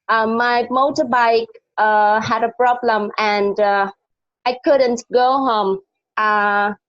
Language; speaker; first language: English; non-native, learner; Vietnamese